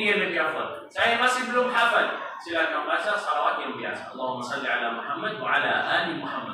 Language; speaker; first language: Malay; non-native, fluent; Arabic